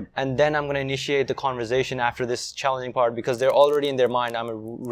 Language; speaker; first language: English; non-native, fluent; Urdu